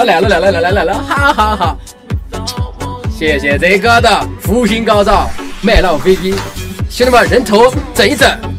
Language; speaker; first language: Chinese; native; Chinese